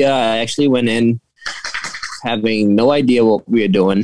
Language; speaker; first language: English; non-native, fluent; Portuguese